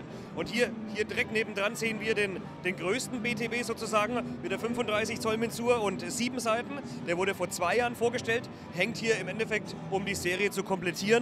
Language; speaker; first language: German; native; German